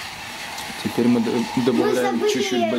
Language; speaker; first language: Russian; native; Russian